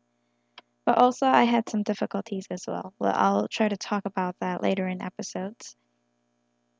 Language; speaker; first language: English; non-native, fluent; Korean